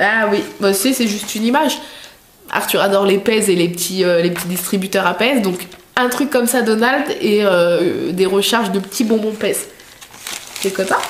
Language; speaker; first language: French; native; French